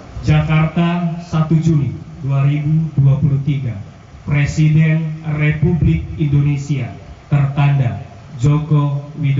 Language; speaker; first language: Indonesian; native; Indonesian